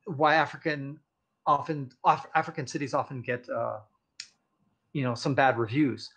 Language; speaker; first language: English; native; English